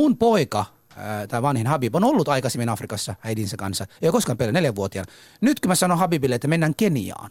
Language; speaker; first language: Finnish; early bilingual, other home language; Somali